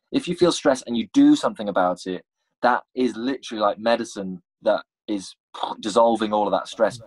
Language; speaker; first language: English; native; English